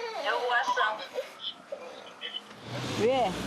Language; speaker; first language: Korean; native; Korean